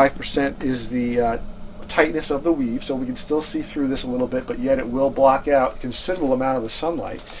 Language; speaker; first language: English; native; English